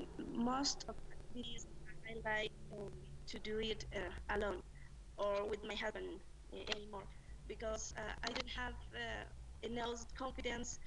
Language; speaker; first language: English; non-native, learner; Spanish